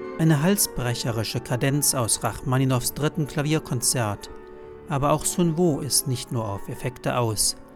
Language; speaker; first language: German; native; German